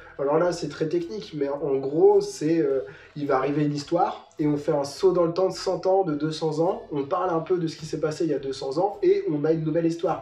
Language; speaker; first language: French; native; French